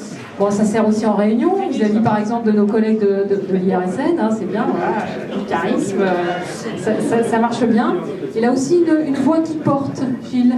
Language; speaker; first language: French; native; French